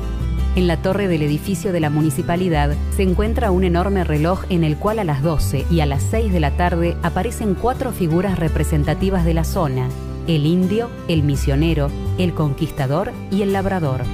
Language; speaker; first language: Spanish; native; Spanish